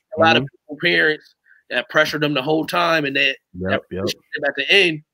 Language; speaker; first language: English; native; English